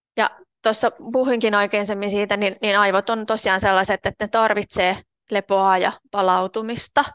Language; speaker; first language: Finnish; non-native, fluent; Russian